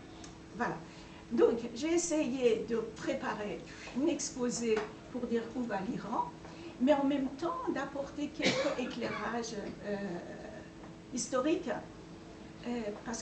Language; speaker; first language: French; non-native, fluent; Persian